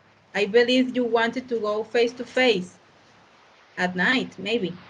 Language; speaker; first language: English; non-native, learner; Spanish